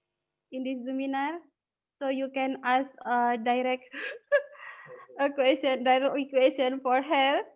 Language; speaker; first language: English; non-native, learner; Indonesian